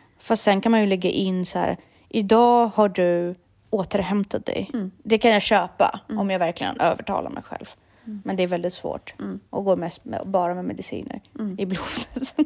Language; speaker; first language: Swedish; early bilingual, other home language; Russian